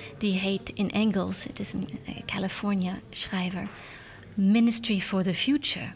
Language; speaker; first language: Dutch; non-native, learner; English